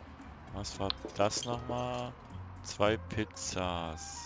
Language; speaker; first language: German; native; German